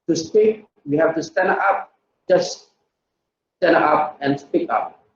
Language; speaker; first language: English; non-native, local second language; Malay